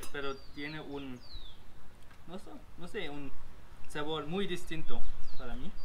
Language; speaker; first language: Spanish; non-native, learner; German